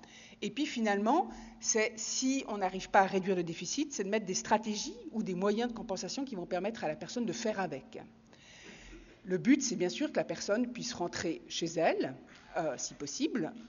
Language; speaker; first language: French; native; French